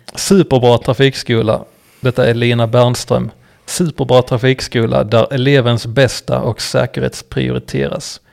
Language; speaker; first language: Swedish; native; Swedish